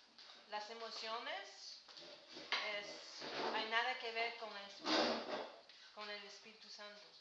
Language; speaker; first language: Spanish; non-native, learner; English